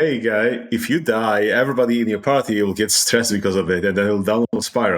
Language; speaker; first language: English; non-native, fluent; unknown